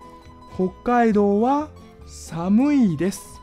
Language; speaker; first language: Japanese; non-native, fluent; Chinese